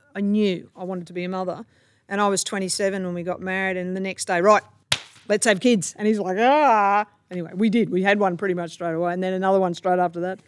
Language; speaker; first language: English; native; English